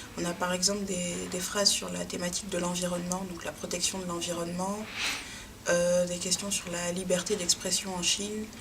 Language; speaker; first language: French; native; French